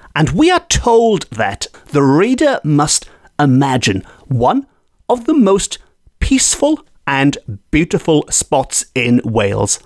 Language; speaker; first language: English; native; English